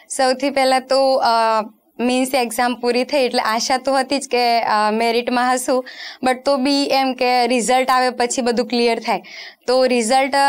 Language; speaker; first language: Gujarati; non-native, local second language; Rajasthani